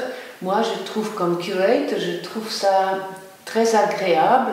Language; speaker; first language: French; non-native, local second language; German